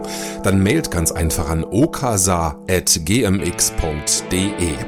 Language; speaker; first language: German; native; German